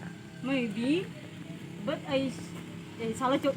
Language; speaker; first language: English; non-native, learner; Indonesian